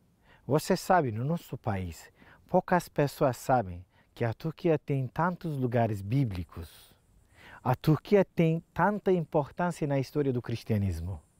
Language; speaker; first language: Portuguese; non-native, fluent; Turkish